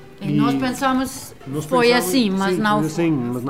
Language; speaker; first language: Portuguese; non-native, learner; Dutch